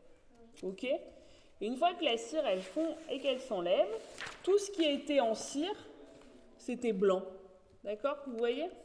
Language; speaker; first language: French; native; French